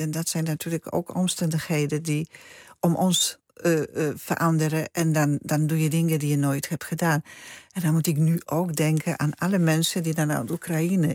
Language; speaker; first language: Dutch; non-native, fluent; Polish